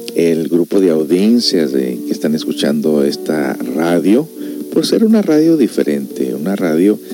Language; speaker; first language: Spanish; early bilingual, heritage; Spanish